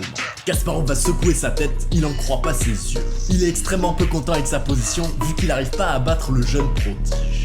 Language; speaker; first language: French; native; French